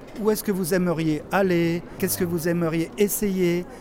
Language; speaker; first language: French; native; French